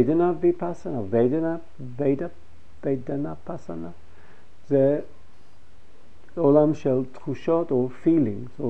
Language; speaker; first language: Hebrew; non-native, fluent; English